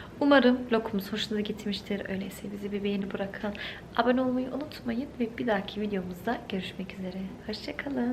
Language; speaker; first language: Turkish; early bilingual, heritage; Turkish